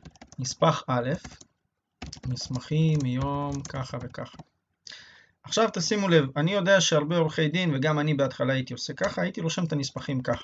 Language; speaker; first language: Hebrew; native; Hebrew